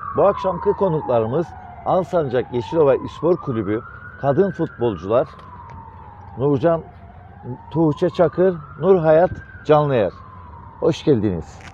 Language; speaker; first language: Turkish; native; Turkish